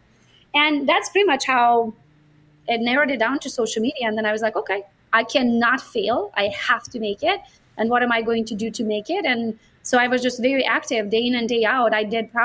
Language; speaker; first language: English; non-native, fluent; Romanian